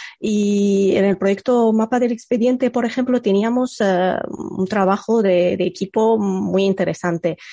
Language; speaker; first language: Spanish; non-native, fluent; Arabic